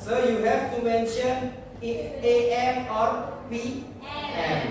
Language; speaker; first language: English; non-native, learner; Indonesian